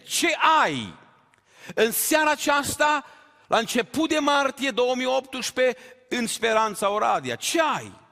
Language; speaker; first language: Romanian; native; Romanian